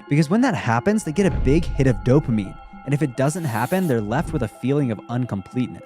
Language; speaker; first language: English; native; English